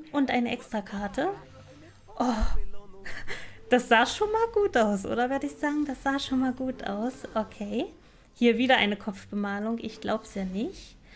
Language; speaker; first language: German; native; German